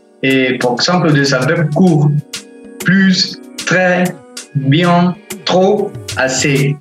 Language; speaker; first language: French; non-native, fluent; Spanish